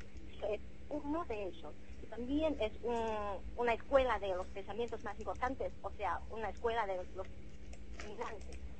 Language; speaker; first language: Spanish; non-native, fluent; Chinese